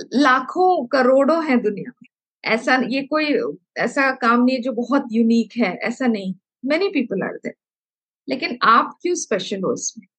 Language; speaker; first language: Hindi; non-native, local second language; Malayalam